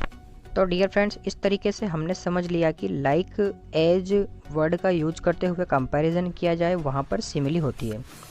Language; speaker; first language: Hindi; native; Hindi